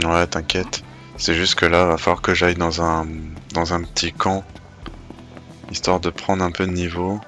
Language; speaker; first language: French; native; French